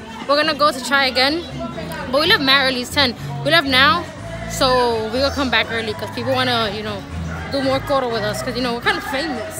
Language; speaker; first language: English; early bilingual, other home language; Spanish